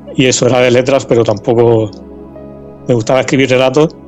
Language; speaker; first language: Spanish; native; Spanish